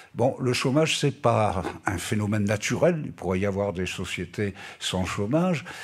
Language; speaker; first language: French; native; French